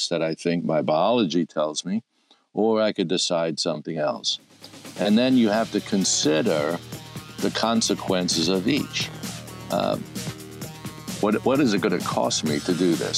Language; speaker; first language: English; native; English